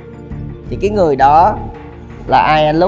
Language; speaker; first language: Vietnamese; native; Vietnamese